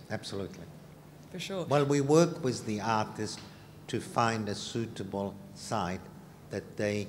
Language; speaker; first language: English; non-native, fluent; Hungarian